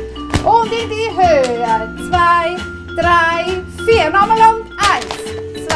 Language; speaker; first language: German; native; German